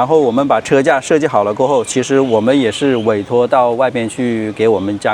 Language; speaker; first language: Chinese; native; Chinese